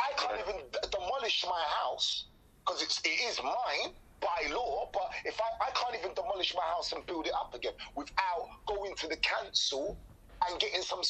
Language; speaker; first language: English; native; English